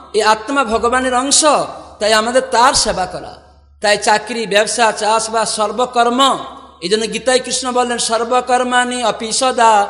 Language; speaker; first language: Bangla; non-native, fluent; Odia